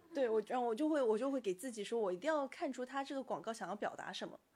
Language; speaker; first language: Chinese; native; Chinese